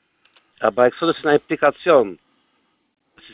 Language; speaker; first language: German; non-native, fluent; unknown